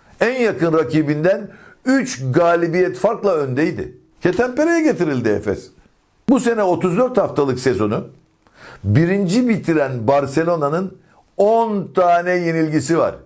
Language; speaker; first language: Turkish; native; Turkish